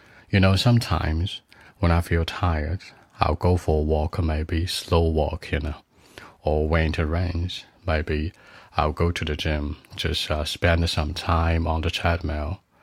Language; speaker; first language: English; non-native, fluent; Chinese